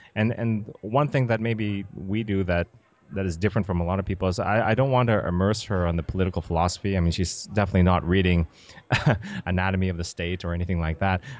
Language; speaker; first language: English; native; English